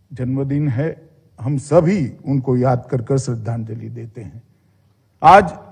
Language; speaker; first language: Hindi; non-native, local second language; Gujarati